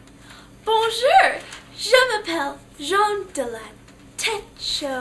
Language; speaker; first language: French; non-native, learner; English